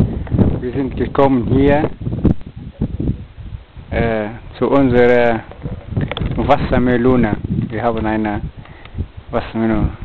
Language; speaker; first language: German; non-native, learner; Arabic